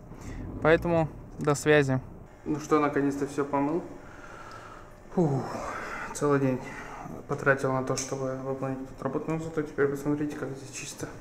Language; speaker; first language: Russian; native; Russian